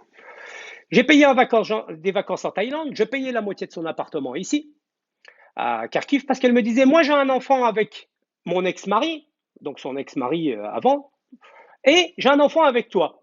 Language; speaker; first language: French; native; French